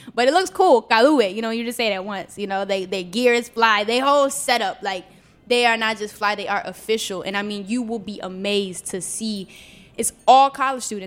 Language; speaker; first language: English; native; English